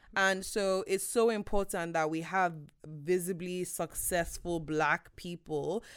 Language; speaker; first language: English; non-native, local second language; Yoruba